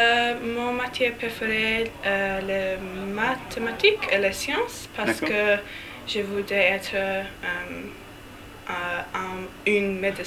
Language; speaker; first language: French; non-native, learner; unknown